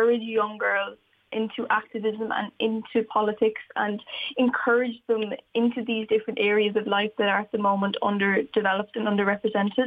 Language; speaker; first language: English; native; English